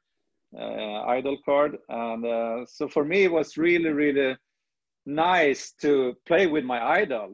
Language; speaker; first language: English; non-native, fluent; Swedish